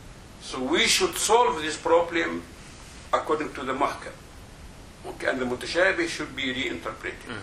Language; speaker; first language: English; non-native, fluent; Arabic